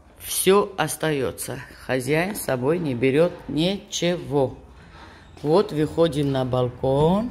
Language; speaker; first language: Russian; non-native, fluent; Georgian